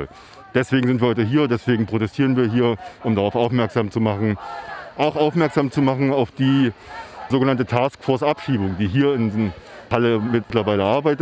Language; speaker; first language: German; native; German